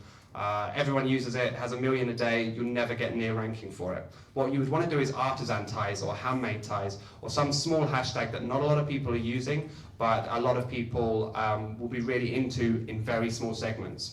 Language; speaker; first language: English; native; English